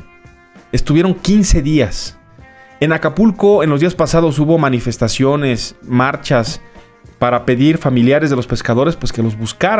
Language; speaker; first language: Spanish; native; Spanish